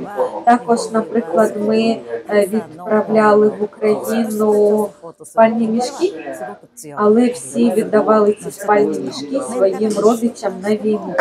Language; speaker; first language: Ukrainian; non-native, fluent; Japanese